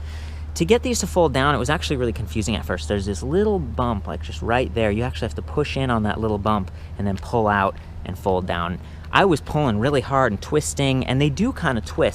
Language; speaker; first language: English; native; English